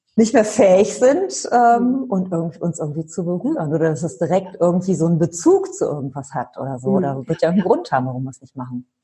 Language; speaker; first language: German; native; German